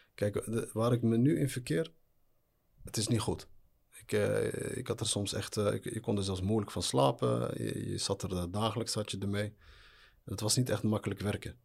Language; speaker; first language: Dutch; early bilingual, other home language; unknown